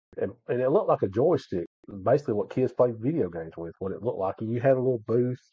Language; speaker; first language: English; native; English